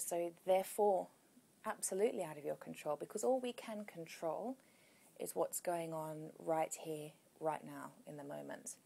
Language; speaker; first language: English; native; English